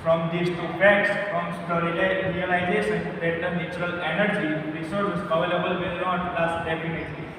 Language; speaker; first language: English; non-native, local second language; Gujarati